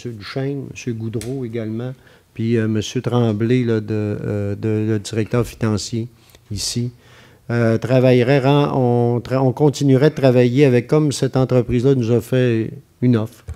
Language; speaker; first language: French; native; French